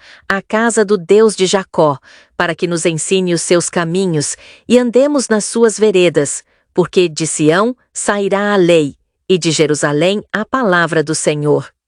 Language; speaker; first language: Portuguese; native; Portuguese